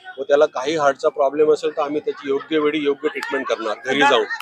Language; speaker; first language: Marathi; native; Marathi